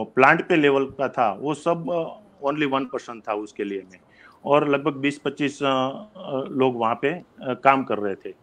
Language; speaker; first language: Hindi; non-native, local second language; Gujarati